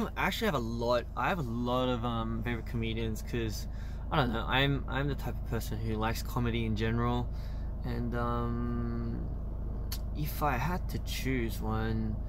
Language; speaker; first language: English; early bilingual, other home language; Korean